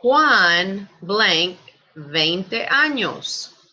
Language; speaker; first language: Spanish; non-native, fluent; English